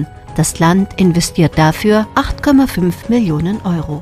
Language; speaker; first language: German; native; German